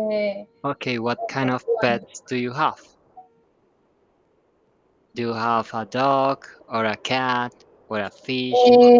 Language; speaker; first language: English; non-native, fluent; Spanish